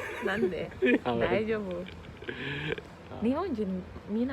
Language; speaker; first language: Japanese; non-native, learner; Indonesian